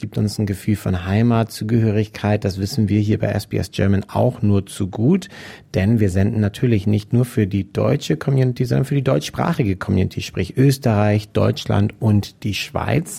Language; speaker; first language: German; native; German